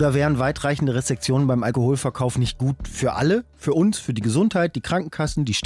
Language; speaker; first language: German; native; German